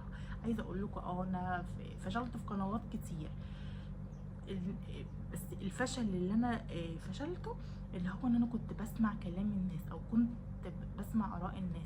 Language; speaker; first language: Arabic; native; Arabic